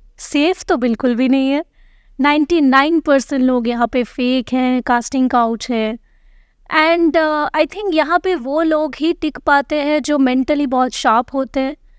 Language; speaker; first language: Hindi; non-native, local second language; Bangla